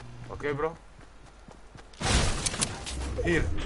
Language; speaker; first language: English; non-native, learner; French